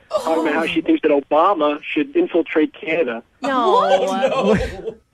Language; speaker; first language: English; native; English